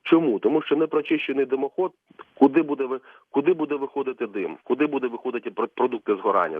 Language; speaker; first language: Ukrainian; native; Ukrainian